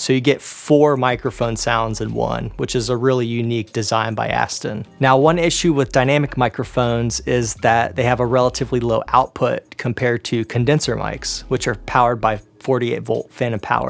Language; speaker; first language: English; native; English